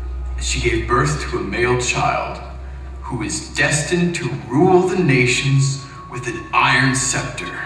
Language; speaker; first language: English; native; English